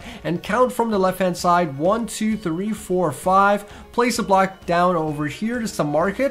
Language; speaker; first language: English; native; English